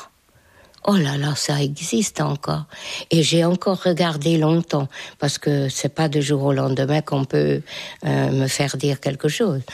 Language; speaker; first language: French; non-native, fluent; Hungarian